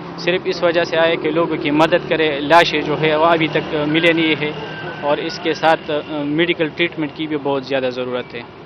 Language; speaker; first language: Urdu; non-native, local second language; Pashto